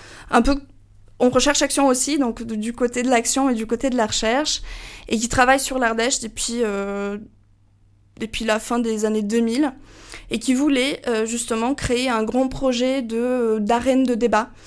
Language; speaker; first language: French; non-native, fluent; Portuguese